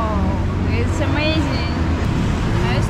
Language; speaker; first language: English; non-native, fluent; Russian